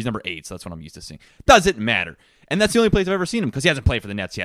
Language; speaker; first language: English; native; English